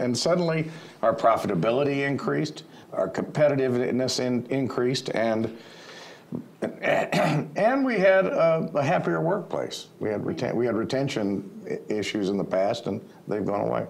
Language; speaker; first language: English; native; English